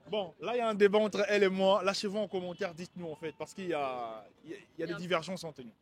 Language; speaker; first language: French; native; French